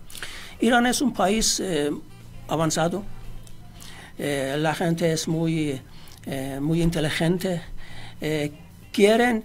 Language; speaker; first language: Spanish; non-native, fluent; Persian